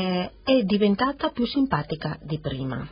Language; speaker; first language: Italian; non-native, fluent; Spanish